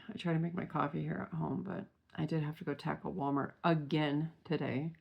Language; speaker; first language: English; native; English